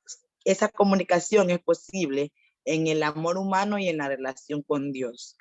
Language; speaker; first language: Spanish; native; Spanish